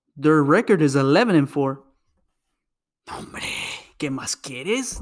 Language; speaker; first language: Spanish; early bilingual, heritage; Spanish